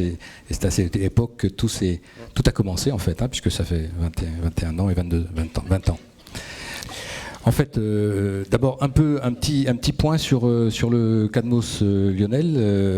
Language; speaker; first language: French; native; French